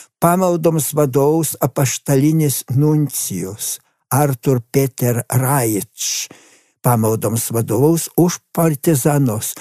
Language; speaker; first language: Lithuanian; native; Lithuanian